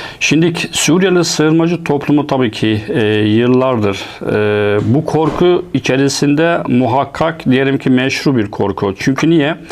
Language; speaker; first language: Turkish; non-native, fluent; Arabic